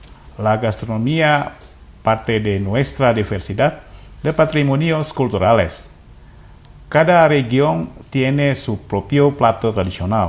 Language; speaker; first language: Spanish; non-native, fluent; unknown